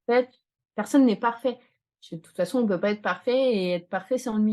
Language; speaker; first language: French; native; French